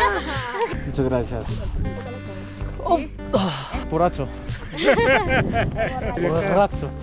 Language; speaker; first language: Spanish; non-native, learner; Korean